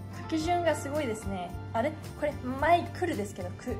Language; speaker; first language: Japanese; early bilingual, heritage; Japanese